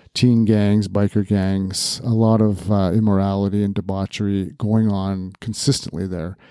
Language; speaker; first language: English; native; English